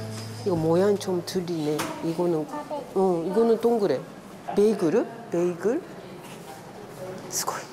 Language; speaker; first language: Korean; non-native, fluent; Japanese